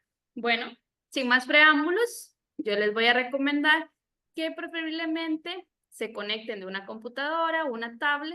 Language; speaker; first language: Spanish; native; Spanish